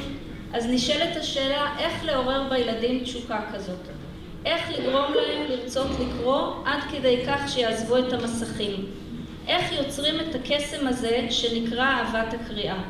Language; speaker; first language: Hebrew; native; Hebrew